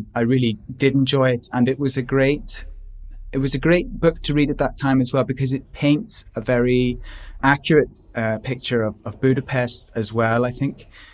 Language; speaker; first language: English; native; English